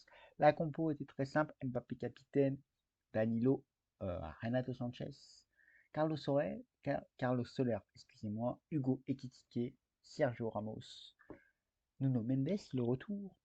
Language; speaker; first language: French; native; French